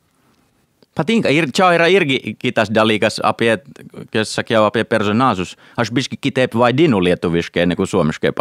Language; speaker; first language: Lithuanian; non-native, fluent; Finnish